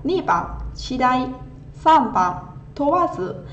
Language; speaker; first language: Japanese; non-native, fluent; Vietnamese